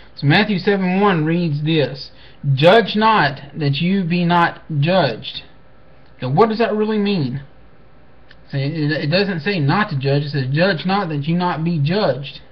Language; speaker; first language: English; native; English